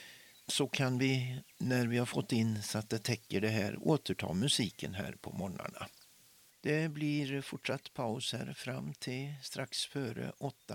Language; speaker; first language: Swedish; native; Swedish